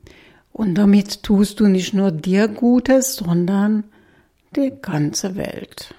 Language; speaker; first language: German; non-native, fluent; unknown